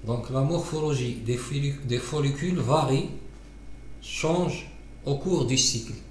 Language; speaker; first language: French; non-native, local second language; Arabic